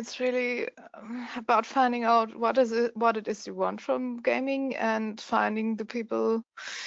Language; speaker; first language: English; non-native, fluent; German